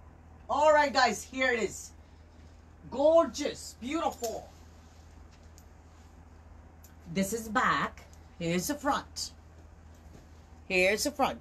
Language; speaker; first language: English; non-native, local second language; Urdu